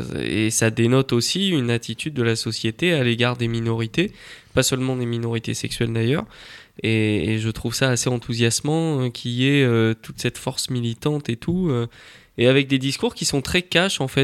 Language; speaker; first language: French; native; French